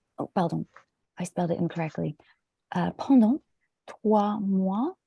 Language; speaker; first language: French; non-native, fluent; English